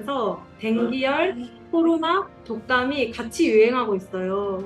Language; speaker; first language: Korean; native; Korean